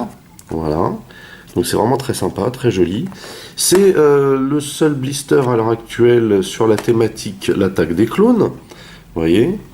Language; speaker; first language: French; native; French